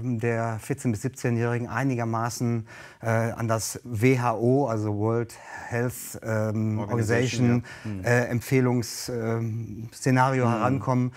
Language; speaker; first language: German; native; German